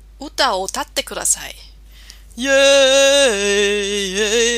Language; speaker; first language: Japanese; non-native, fluent; German